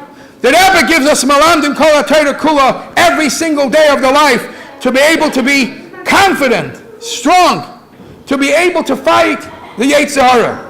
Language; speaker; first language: English; native; English